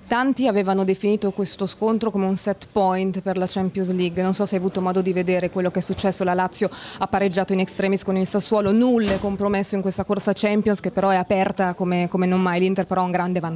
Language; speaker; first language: Italian; native; Italian